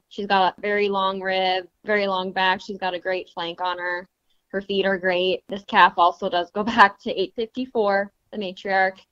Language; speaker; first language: English; native; English